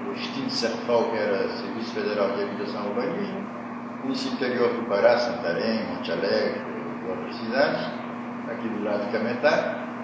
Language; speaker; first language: Portuguese; non-native, local second language; Kabuverdianu